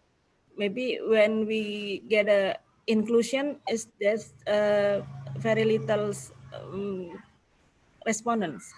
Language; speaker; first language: English; non-native, fluent; Indonesian